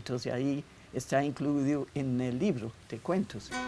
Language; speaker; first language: Spanish; non-native, fluent; English